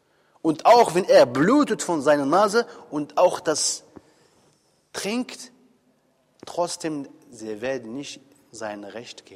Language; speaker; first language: German; non-native, fluent; Arabic